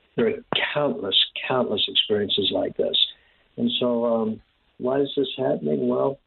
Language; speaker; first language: English; native; English